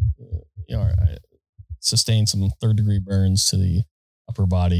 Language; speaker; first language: English; native; English